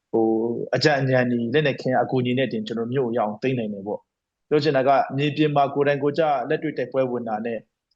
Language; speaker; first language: Burmese; non-native, local second language; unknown